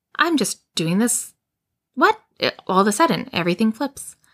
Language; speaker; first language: English; native; English